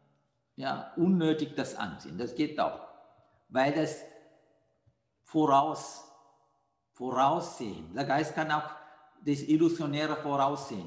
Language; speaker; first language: German; non-native, fluent; Sinhala